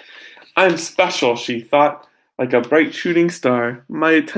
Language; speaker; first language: English; native; English